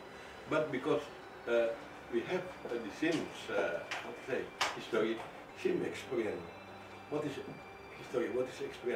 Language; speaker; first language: English; non-native, fluent; Indonesian